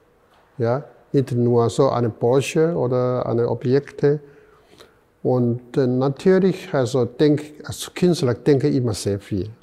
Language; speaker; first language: German; non-native, fluent; Chinese